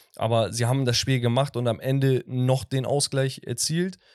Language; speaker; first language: German; early bilingual, other home language; Turkish